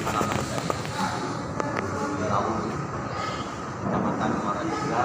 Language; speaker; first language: Indonesian; native; Indonesian